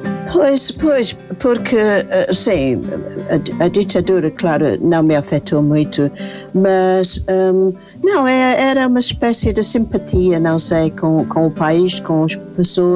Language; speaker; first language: Portuguese; non-native, fluent; English